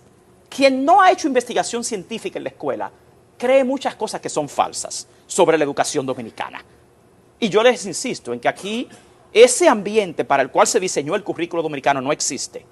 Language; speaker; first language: Spanish; native; Spanish